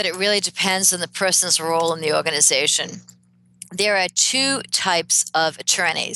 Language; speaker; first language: English; native; English